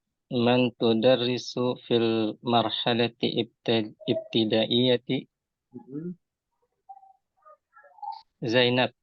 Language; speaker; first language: Arabic; non-native, learner; Indonesian